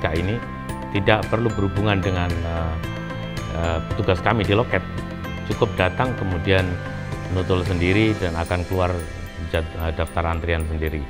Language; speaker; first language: Indonesian; non-native, local second language; Javanese